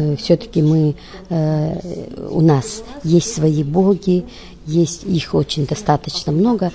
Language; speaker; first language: Russian; non-native, local second language; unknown